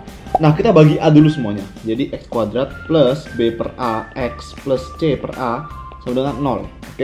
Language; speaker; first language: Indonesian; native; Indonesian